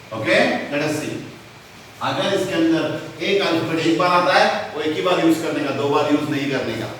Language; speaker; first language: Hindi; non-native, local second language; Konkani